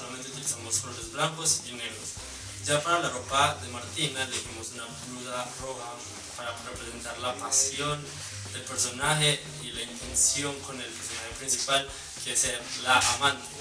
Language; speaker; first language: Spanish; native; Spanish